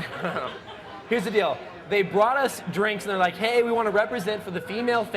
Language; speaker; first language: English; native; English